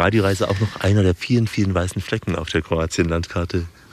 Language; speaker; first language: German; native; German